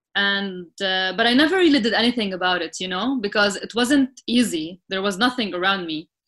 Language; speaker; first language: English; non-native, fluent; Arabic